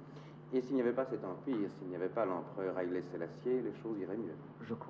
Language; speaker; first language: French; native; French